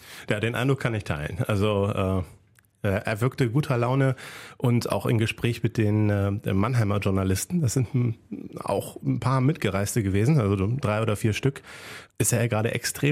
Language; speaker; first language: German; native; German